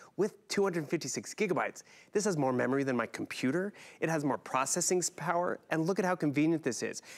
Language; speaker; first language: English; native; English